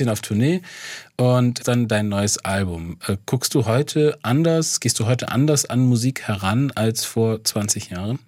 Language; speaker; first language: German; native; German